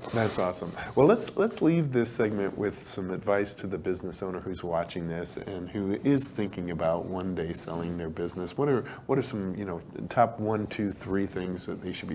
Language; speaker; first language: English; native; English